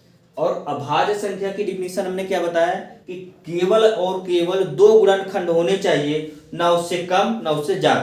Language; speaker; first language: Hindi; native; Hindi